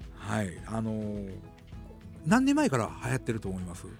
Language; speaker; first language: Japanese; native; Japanese